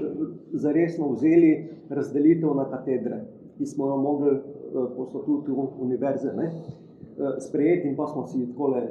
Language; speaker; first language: Slovenian; native; Slovenian